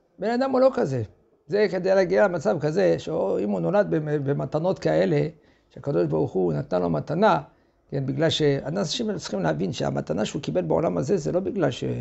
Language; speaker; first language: Hebrew; non-native, fluent; French